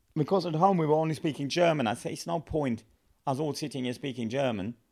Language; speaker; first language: English; non-native, fluent; German